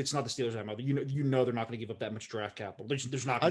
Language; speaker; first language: English; native; English